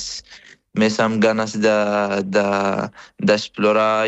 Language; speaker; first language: Catalan; non-native, fluent; Arabic